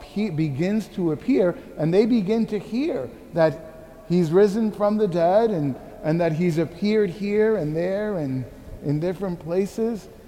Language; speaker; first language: English; early bilingual, other home language; Spanish